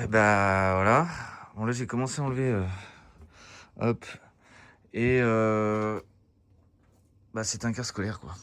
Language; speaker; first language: French; native; French